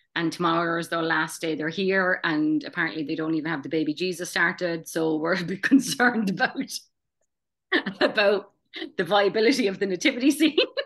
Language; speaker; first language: English; native; English